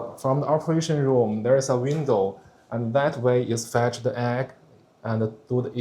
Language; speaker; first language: English; non-native, learner; Chinese